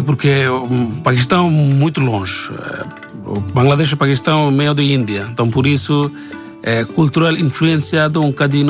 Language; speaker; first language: Portuguese; non-native, learner; Bangla